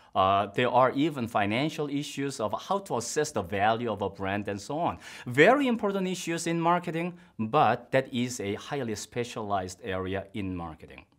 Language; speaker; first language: English; non-native, fluent; Korean